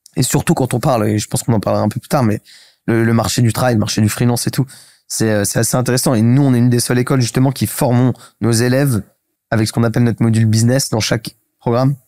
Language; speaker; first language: French; native; French